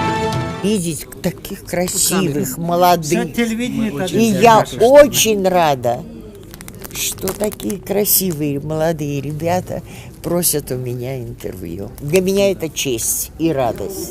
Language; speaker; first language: Russian; native; Russian